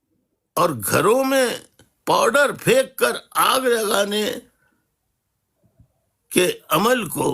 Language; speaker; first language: Urdu; native; Urdu